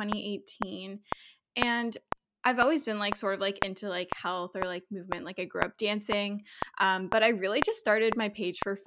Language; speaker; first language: English; native; English